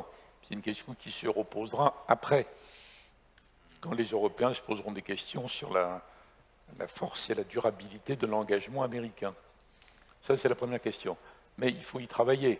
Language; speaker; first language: French; native; French